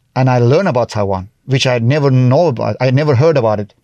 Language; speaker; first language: English; non-native, fluent; Turkish